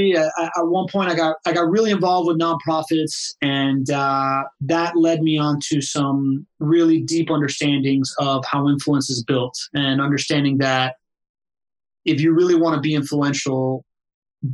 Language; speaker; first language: English; early bilingual, other home language; Spanish